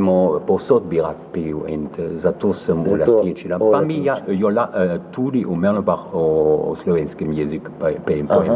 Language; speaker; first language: Slovenian; early bilingual, heritage; French